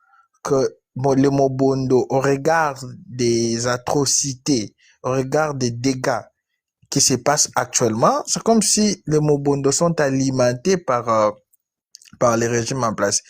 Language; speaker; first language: French; non-native, local second language; Lingala